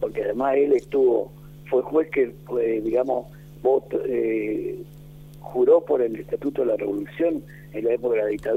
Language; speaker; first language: Spanish; native; Spanish